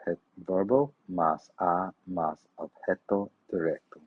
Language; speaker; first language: Spanish; non-native, learner; English